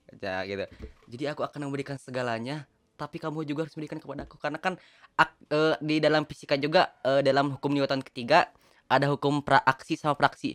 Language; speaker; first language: Indonesian; non-native, local second language; Sundanese